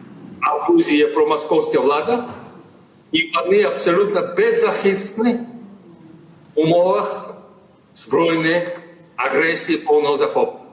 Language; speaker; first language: Ukrainian; non-native, fluent; Georgian